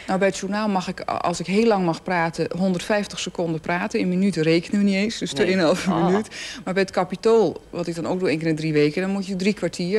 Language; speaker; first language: Dutch; native; Dutch